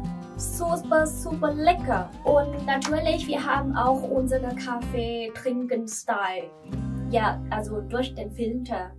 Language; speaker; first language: German; non-native, learner; Vietnamese